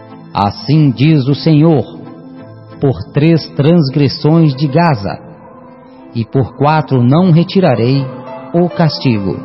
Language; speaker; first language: Portuguese; native; Portuguese